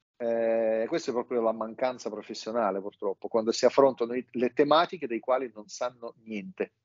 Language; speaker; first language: Italian; non-native, fluent; Russian